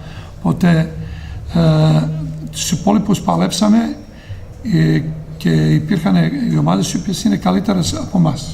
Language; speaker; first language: Greek; non-native, fluent; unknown